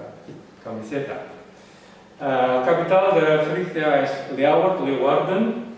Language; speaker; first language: Spanish; non-native, learner; Western Frisian